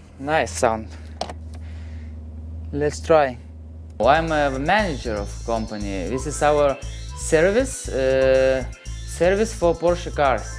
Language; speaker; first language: English; non-native, learner; Lithuanian